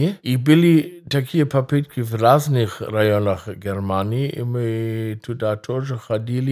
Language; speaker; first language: Russian; non-native, fluent; German